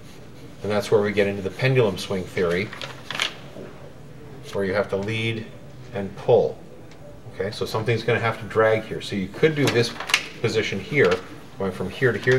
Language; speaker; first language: English; native; English